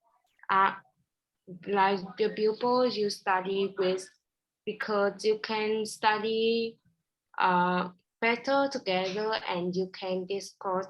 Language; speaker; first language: English; non-native, learner; Vietnamese